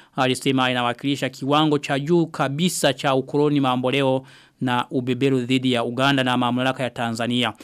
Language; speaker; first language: Swahili; non-native, local second language; Rundi